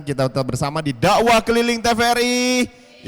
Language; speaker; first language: Indonesian; native; Indonesian